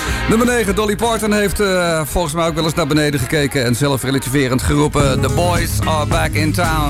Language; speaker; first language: Dutch; native; Dutch